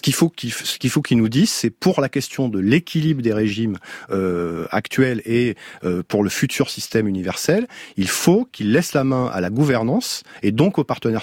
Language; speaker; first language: French; native; French